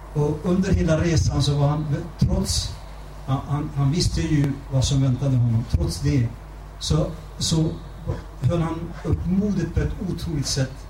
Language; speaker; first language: Swedish; non-native, fluent; Turkish